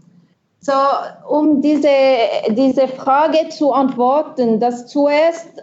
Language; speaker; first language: German; non-native, local second language; French